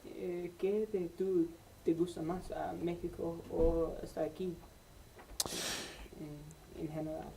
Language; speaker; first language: Spanish; non-native, learner; English